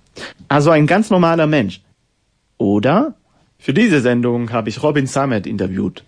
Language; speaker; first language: German; non-native, fluent; Hebrew